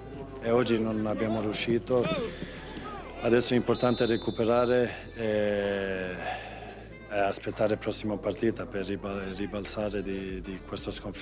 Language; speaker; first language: Italian; non-native, fluent; Swedish